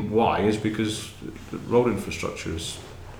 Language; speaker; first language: English; native; English